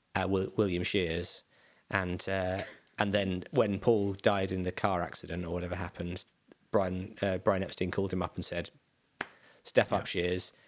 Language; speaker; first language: English; native; English